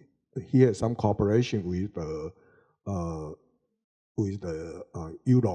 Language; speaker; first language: English; non-native, learner; Chinese